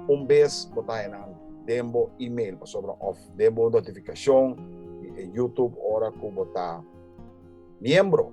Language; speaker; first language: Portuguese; non-native, learner; Papiamento